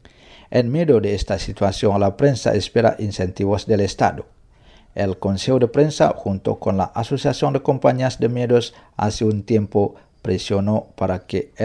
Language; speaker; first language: Spanish; non-native, fluent; Indonesian